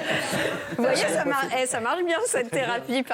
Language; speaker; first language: French; native; French